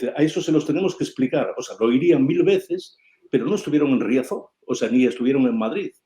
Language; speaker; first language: Spanish; native; Spanish